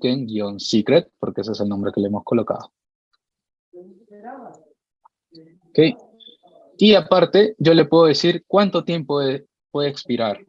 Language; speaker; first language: Spanish; native; Spanish